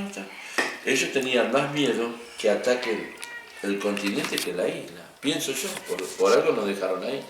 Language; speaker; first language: Spanish; native; Spanish